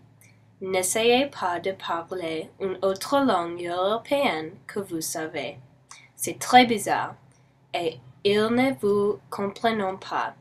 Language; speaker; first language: French; non-native, learner; English